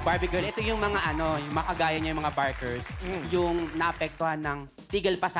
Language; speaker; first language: Filipino; native; Filipino